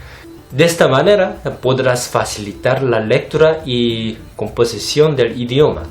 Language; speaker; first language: Spanish; non-native, fluent; Korean